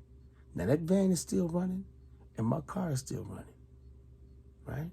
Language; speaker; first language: English; native; English